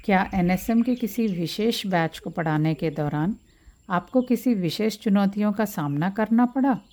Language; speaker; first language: Hindi; non-native, local second language; Telugu